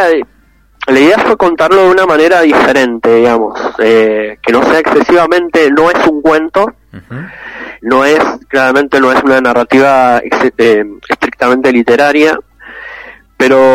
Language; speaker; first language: Spanish; native; Spanish